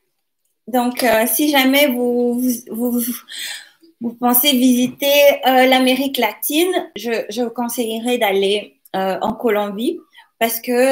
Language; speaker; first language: French; non-native, local second language; Lingala